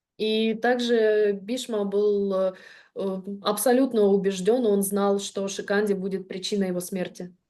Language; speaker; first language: Russian; native; Russian